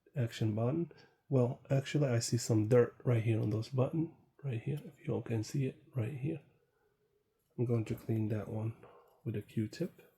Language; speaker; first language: English; non-native, fluent; Arabic